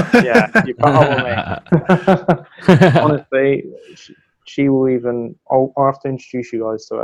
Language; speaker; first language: English; native; English